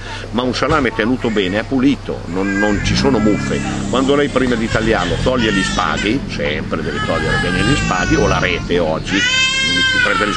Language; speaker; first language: Italian; native; Italian